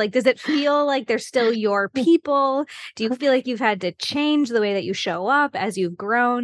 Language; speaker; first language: English; native; English